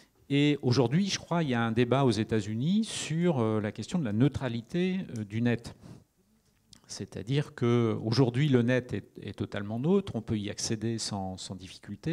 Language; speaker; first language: French; native; French